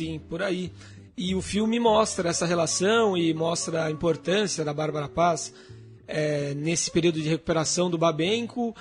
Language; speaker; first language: Portuguese; native; Portuguese